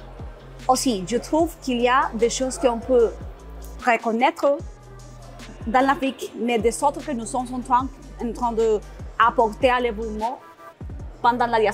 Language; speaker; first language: French; non-native, learner; Spanish